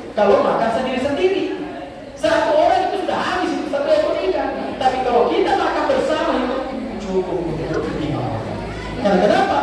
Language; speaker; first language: Indonesian; non-native, local second language; Buginese